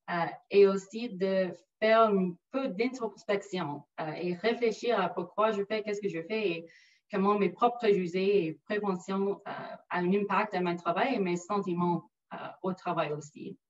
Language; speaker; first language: French; non-native, local second language; English